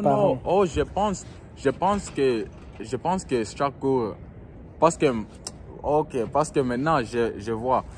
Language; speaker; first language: French; early bilingual, heritage; French